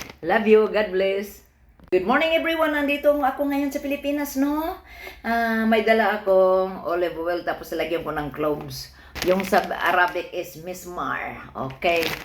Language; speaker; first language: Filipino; non-native, local second language; Cebuano